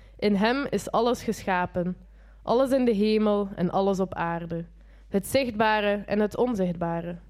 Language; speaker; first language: Dutch; native; Dutch